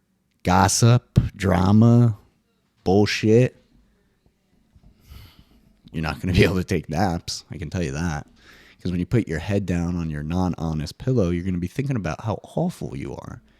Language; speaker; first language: English; native; English